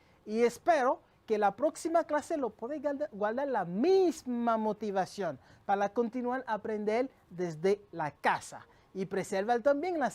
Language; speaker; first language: Spanish; non-native, local second language; French